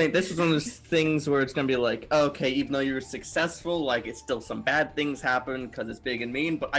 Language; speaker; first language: English; native; English